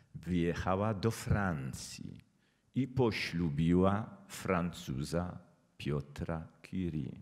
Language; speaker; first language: Polish; native; Polish